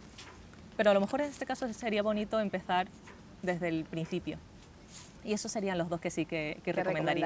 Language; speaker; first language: Spanish; native; Spanish